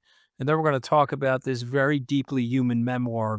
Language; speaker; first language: English; native; English